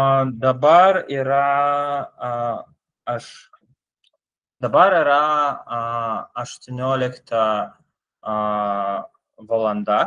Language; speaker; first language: Lithuanian; non-native, learner; English